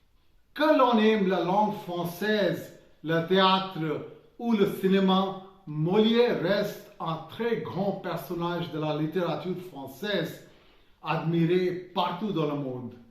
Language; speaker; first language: French; non-native, fluent; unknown